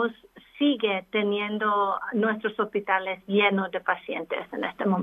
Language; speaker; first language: Spanish; non-native, local second language; English